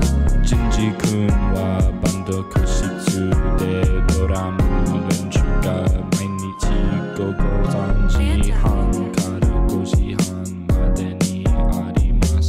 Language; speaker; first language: Japanese; non-native, learner; English